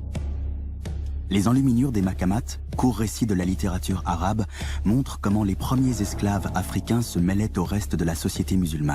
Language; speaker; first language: French; native; French